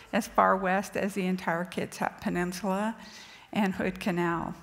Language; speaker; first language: English; native; English